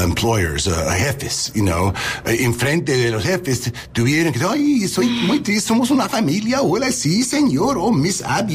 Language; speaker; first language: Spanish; non-native, learner; English